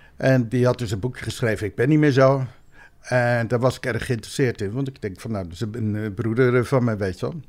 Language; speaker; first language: Dutch; native; Dutch